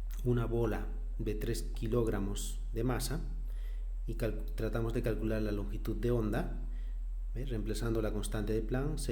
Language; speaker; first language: Spanish; native; Spanish